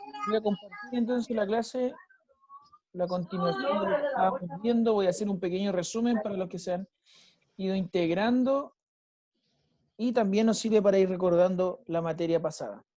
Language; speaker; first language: Spanish; native; Spanish